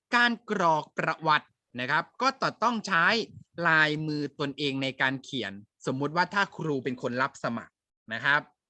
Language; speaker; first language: Thai; native; Thai